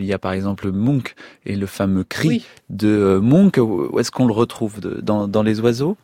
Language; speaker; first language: French; native; French